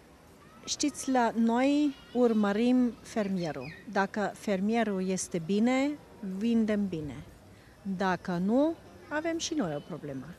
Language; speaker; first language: Romanian; non-native, fluent; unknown